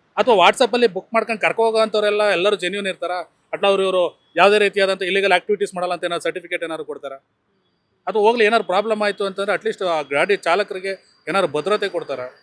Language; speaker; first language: Kannada; native; Kannada